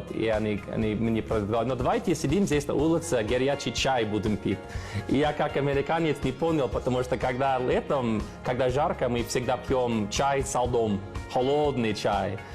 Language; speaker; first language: Russian; non-native, fluent; English